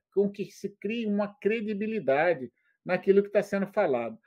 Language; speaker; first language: Portuguese; native; Portuguese